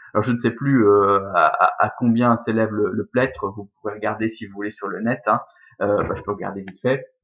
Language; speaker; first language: French; native; French